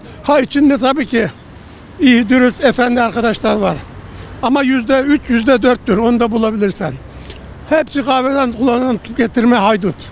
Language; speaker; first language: Turkish; native; Turkish